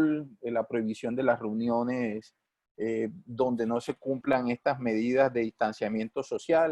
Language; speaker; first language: Spanish; native; Spanish